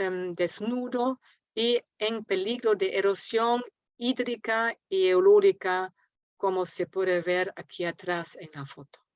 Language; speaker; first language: Spanish; non-native, fluent; German